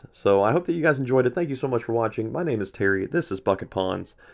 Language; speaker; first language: English; native; English